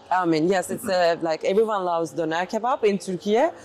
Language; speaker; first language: English; non-native, fluent; Turkish